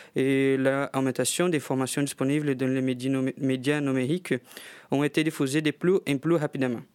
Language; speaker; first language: French; non-native, fluent; Portuguese